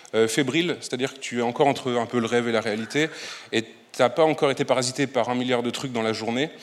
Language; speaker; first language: French; native; French